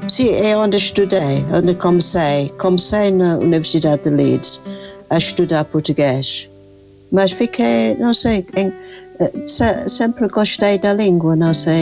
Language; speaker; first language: Portuguese; non-native, fluent; English